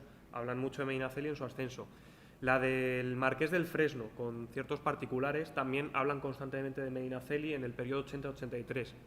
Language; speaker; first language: Spanish; native; Spanish